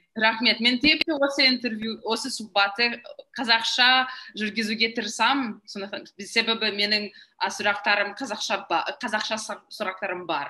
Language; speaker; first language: Kazakh; non-native, fluent; English